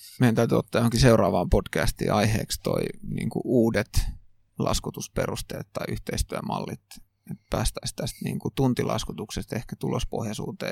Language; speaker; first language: Finnish; native; Finnish